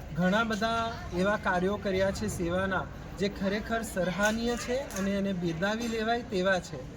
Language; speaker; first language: Gujarati; non-native, local second language; Sindhi